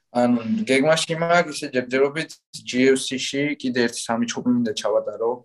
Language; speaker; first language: Georgian; native; Georgian